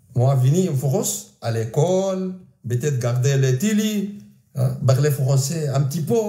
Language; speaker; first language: French; non-native, learner; Arabic